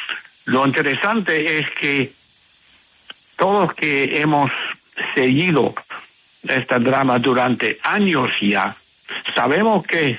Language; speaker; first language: Spanish; non-native, fluent; English